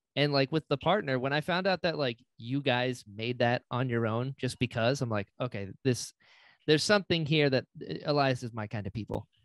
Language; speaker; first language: English; native; English